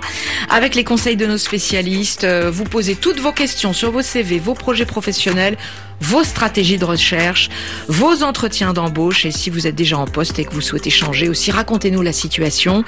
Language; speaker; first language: French; native; French